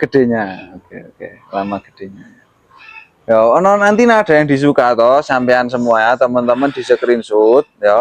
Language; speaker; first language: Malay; non-native, local second language; Javanese